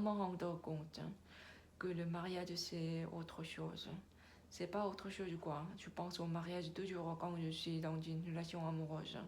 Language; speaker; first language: French; non-native, learner; Korean